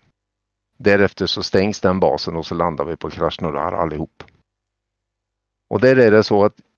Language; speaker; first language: Swedish; native; Swedish